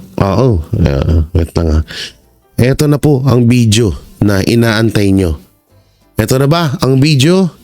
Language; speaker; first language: Filipino; non-native, local second language; Hiligaynon